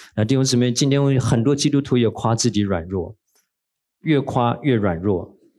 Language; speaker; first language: Chinese; native; Chinese